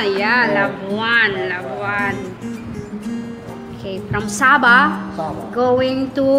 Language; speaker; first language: English; non-native, local second language; Filipino